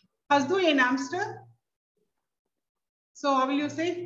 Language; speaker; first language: German; non-native, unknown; Tamil